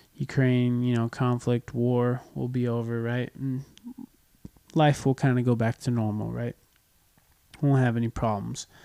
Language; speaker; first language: English; native; English